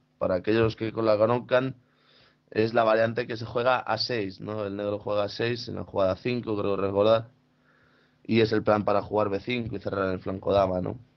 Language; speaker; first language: Spanish; native; Spanish